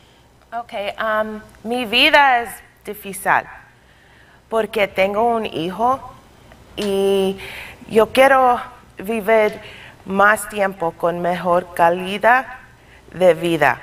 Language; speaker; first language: Spanish; non-native, learner; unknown